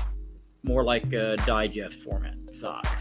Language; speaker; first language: English; native; English